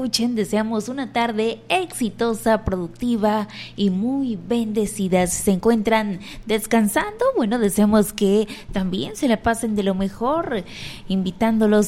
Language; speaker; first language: Spanish; native; Spanish